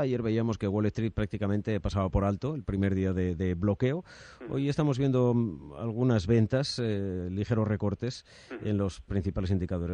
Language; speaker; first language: Spanish; native; Spanish